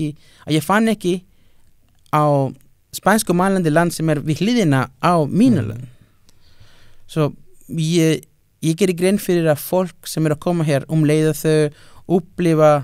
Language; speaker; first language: Icelandic; non-native, fluent; Spanish